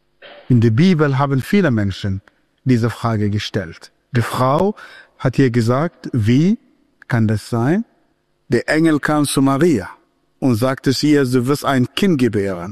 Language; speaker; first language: German; non-native, fluent; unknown